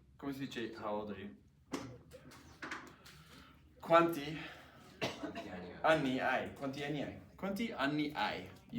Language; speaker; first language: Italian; non-native, fluent; English